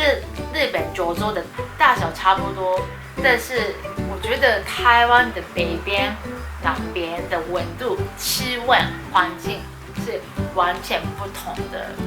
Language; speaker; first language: Chinese; non-native, fluent; Japanese